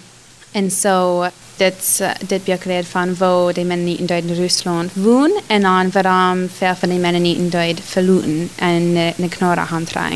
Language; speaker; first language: German; non-native, learner; Plautdietsch